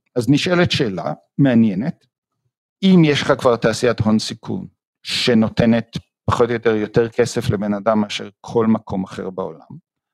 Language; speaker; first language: Hebrew; native; Hebrew